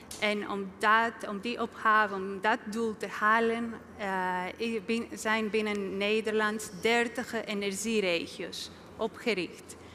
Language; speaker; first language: Dutch; non-native, fluent; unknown